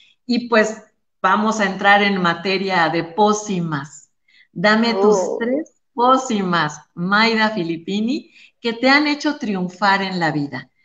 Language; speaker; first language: Spanish; native; Spanish